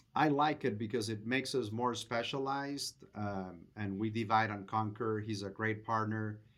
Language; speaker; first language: English; non-native, fluent; Spanish